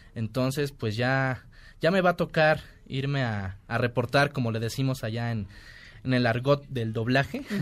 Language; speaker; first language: Spanish; native; Spanish